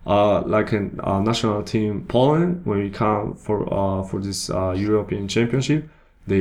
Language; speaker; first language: English; non-native, learner; Polish